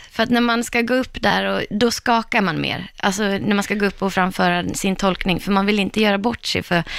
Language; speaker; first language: Swedish; native; Swedish